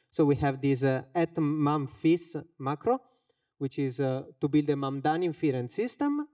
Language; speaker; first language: English; non-native, fluent; Finnish